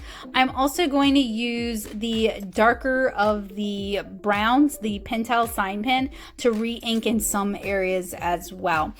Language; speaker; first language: English; native; English